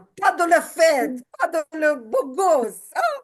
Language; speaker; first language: French; non-native, learner; Ukrainian